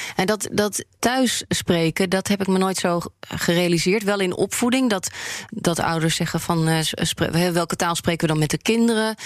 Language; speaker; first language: Dutch; native; Dutch